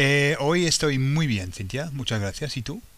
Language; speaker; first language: Spanish; non-native, fluent; English